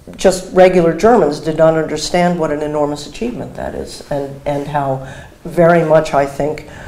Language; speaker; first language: English; native; English